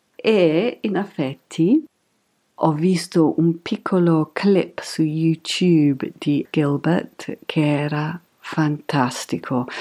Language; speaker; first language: Italian; non-native, fluent; English